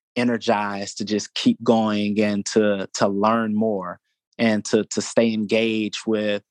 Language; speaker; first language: English; native; English